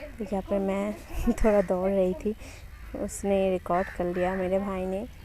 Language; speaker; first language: Hindi; non-native, local second language; Bangla